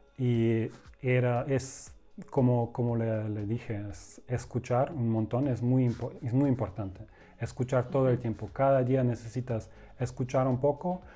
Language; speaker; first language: Spanish; non-native, fluent; German